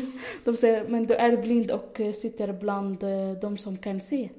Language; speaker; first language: Swedish; non-native, fluent; Arabic